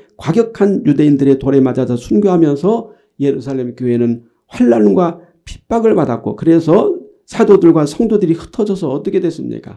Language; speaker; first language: Korean; native; Korean